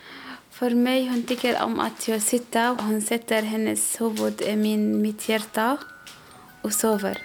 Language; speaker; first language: Swedish; non-native, learner; Arabic